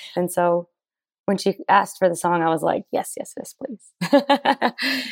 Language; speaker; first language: English; native; English